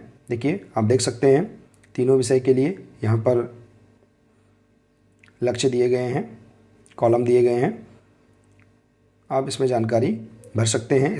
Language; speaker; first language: Hindi; native; Hindi